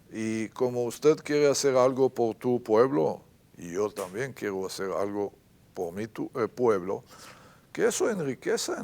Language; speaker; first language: Spanish; non-native, fluent; Hebrew